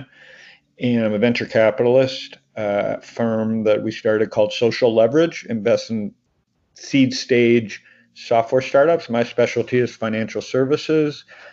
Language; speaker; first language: English; native; English